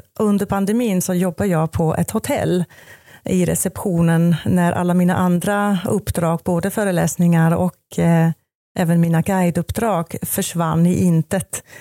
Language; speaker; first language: Swedish; non-native, fluent; German